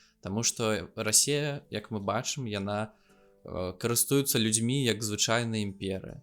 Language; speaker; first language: Belarusian; non-native, local second language; Russian